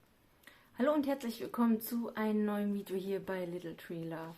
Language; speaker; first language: German; native; German